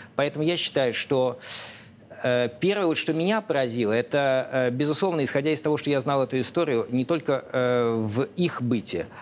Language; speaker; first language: Russian; native; Russian